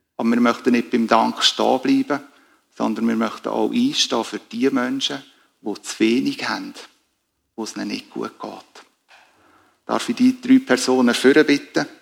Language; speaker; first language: German; native; German